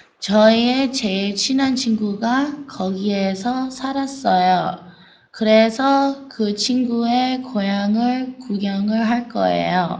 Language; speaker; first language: Korean; non-native, learner; English